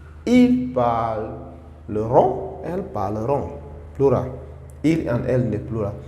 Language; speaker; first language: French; non-native, fluent; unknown